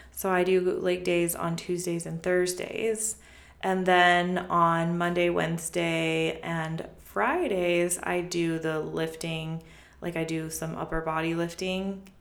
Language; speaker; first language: English; native; English